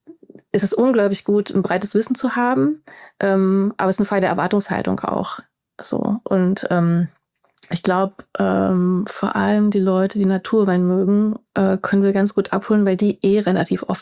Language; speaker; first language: German; native; German